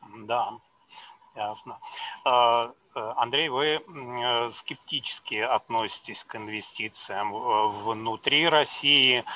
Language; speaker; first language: Russian; native; Russian